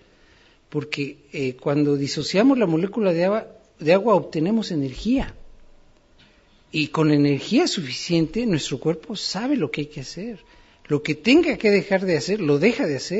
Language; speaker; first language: Spanish; native; Spanish